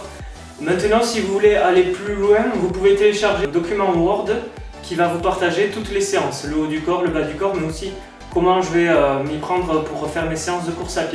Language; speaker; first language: French; native; French